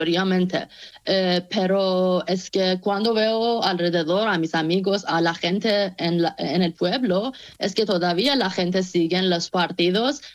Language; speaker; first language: Spanish; non-native, fluent; Persian